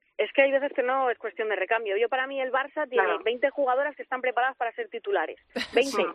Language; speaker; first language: Spanish; native; Spanish